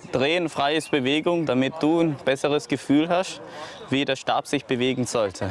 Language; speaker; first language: German; early bilingual, other home language; Thai